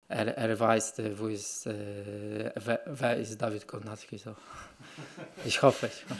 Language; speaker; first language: German; non-native, learner; Polish